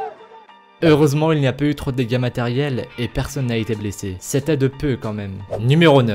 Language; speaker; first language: French; native; French